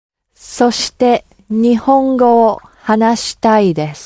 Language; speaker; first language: Japanese; non-native, learner; English